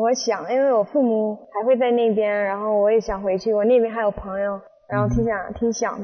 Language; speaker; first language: Chinese; early bilingual, other home language; English